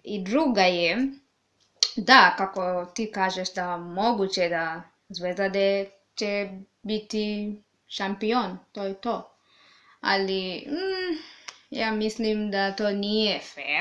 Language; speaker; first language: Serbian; non-native, learner; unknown